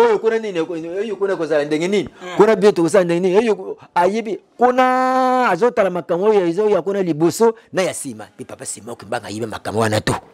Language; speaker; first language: Lingala; non-native, local second language; Kongo